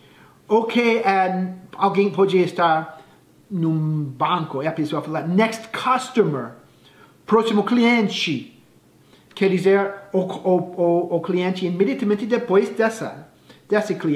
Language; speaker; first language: Portuguese; non-native, fluent; English